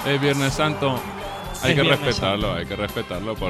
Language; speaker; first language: Spanish; native; Spanish